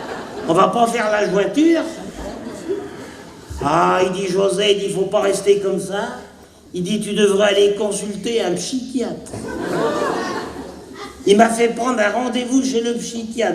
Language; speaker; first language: French; native; French